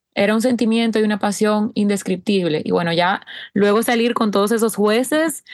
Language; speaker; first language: Spanish; native; Spanish